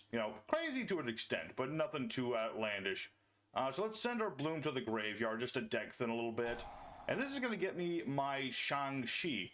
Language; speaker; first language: English; native; English